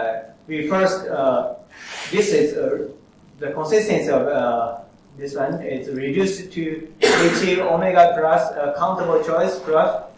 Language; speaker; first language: English; non-native, fluent; Japanese